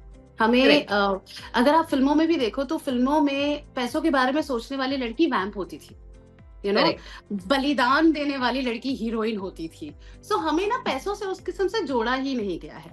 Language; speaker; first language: Hindi; native; Hindi